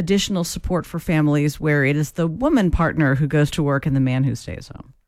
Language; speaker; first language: English; native; English